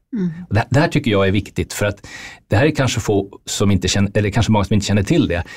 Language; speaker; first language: Swedish; native; Swedish